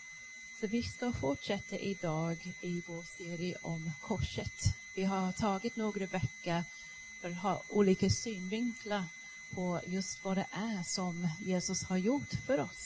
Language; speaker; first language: Swedish; non-native, fluent; English